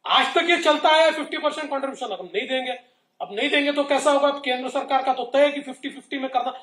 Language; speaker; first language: Hindi; non-native, local second language; Marathi